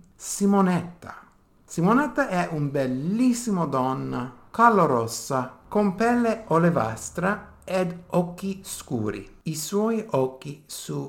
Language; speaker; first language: Italian; non-native, learner; English